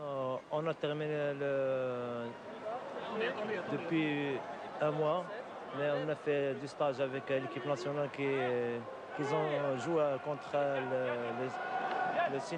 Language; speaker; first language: French; non-native, local second language; Arabic